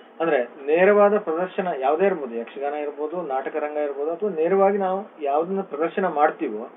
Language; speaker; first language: Kannada; native; Kannada